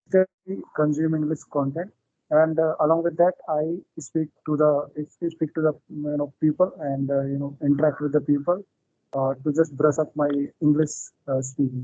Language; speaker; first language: English; non-native, local second language; Hindi